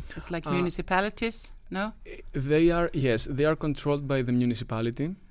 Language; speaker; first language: English; non-native, fluent; Greek